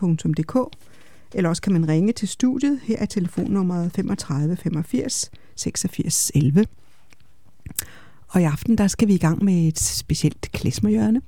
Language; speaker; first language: Danish; native; Danish